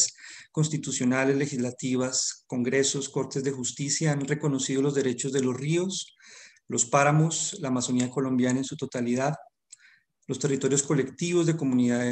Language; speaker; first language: Spanish; native; Spanish